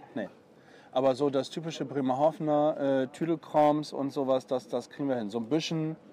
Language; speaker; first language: German; native; German